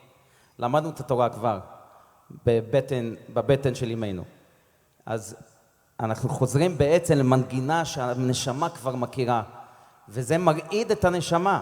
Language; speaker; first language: Hebrew; non-native, fluent; English